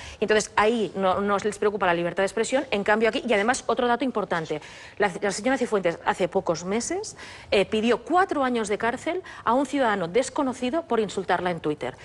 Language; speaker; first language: Spanish; native; Spanish